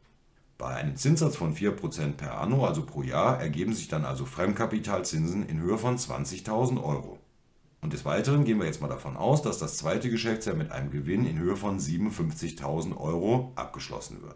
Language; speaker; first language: German; native; German